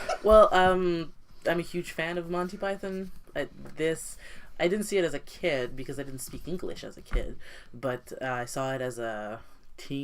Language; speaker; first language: English; non-native, fluent; French